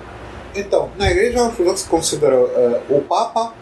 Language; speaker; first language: Portuguese; non-native, fluent; Arabic